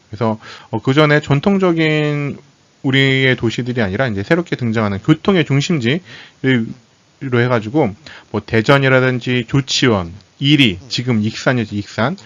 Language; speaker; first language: Korean; native; Korean